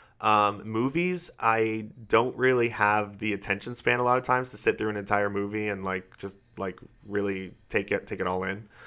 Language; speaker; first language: English; native; English